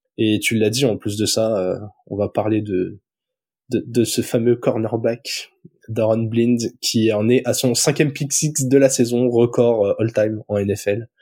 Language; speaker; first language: French; native; French